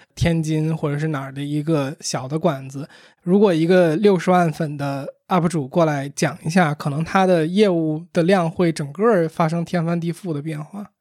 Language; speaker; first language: Chinese; native; Chinese